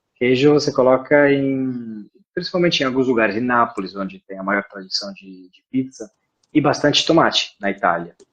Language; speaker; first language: Portuguese; non-native, fluent; Italian